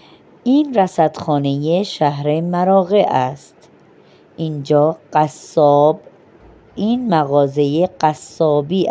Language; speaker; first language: Persian; non-native, fluent; Urdu